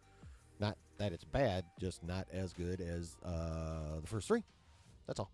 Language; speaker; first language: English; native; English